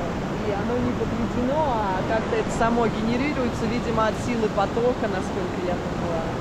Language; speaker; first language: Russian; native; Russian